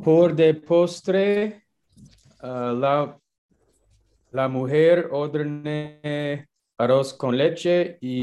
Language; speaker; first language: Spanish; non-native, learner; English